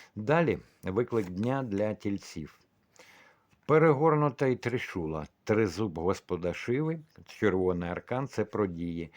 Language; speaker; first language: Ukrainian; non-native, local second language; Russian